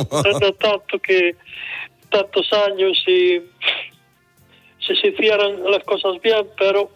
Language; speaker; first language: Spanish; non-native, local second language; Galician